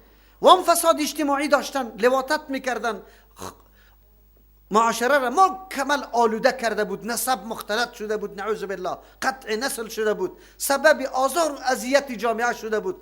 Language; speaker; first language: Persian; native; Persian